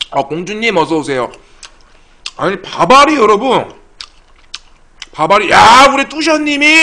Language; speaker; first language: Korean; native; Korean